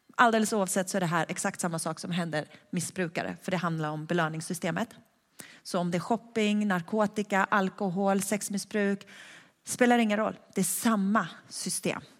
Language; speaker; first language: Swedish; early bilingual, other home language; Persian